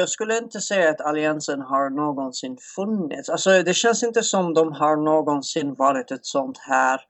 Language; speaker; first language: Swedish; non-native, fluent; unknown